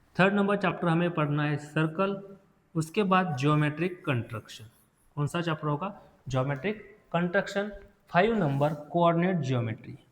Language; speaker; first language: Hindi; non-native, local second language; Marathi